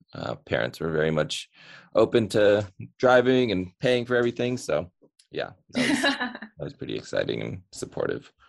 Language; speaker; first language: English; early bilingual, other home language; Hindi